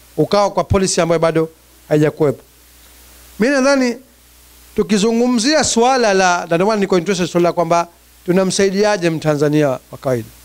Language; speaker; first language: Swahili; native; Swahili